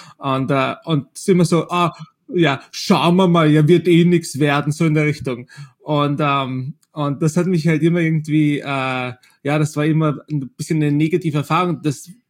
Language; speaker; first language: German; native; German